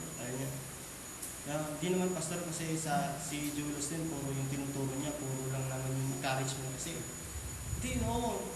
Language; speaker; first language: Filipino; non-native, local second language; Cebuano